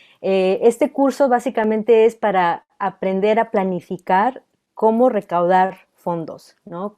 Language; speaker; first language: Spanish; early bilingual, heritage; Spanish